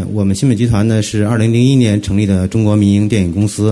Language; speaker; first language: Chinese; native; Chinese